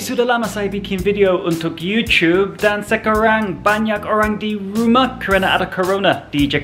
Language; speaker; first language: Indonesian; non-native, learner; English